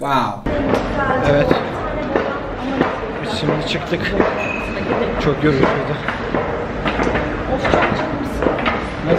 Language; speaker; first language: Turkish; native; Turkish